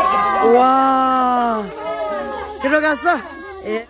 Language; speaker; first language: Korean; native; Korean